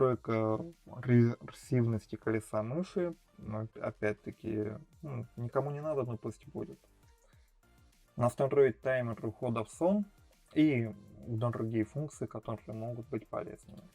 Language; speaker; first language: Russian; native; Russian